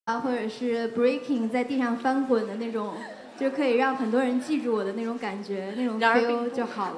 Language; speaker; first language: Chinese; native; Chinese